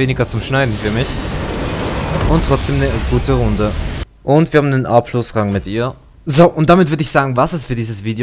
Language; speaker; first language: German; native; German